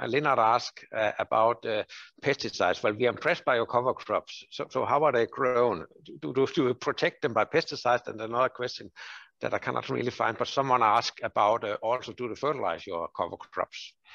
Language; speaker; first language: English; non-native, fluent; Danish